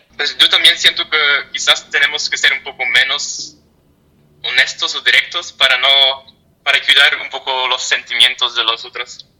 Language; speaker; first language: Spanish; non-native, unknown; Dutch